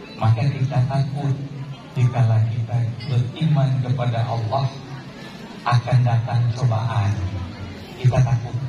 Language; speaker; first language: Indonesian; non-native, local second language; Achinese